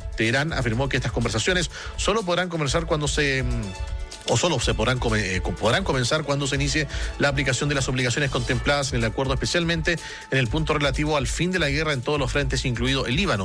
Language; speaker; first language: Spanish; native; Spanish